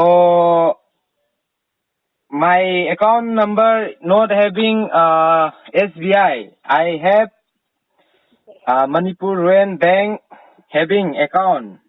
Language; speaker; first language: English; non-native, learner; Manipuri